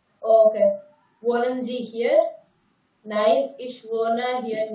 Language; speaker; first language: German; non-native, learner; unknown